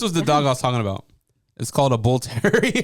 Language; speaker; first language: English; native; English